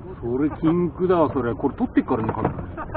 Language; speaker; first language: Japanese; native; Japanese